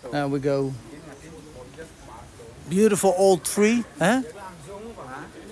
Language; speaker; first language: English; non-native, learner; Dutch